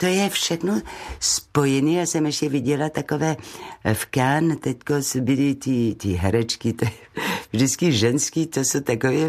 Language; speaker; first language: Czech; non-native, fluent; French